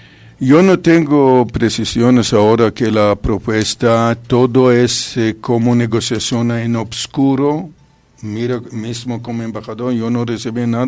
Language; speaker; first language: Spanish; non-native, fluent; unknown